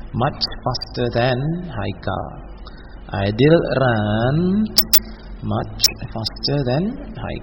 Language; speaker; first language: English; non-native, local second language; Indonesian